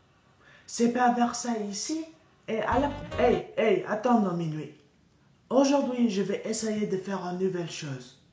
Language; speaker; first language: French; non-native, learner; English